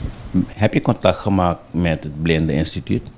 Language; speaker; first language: Dutch; native; Dutch